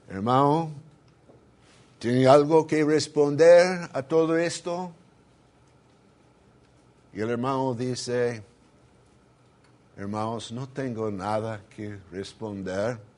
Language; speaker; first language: Spanish; non-native, fluent; English